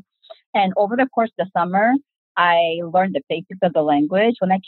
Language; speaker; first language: English; early bilingual, other home language; Korean